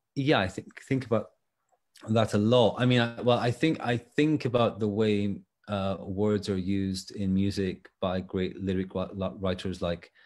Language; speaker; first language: English; native; English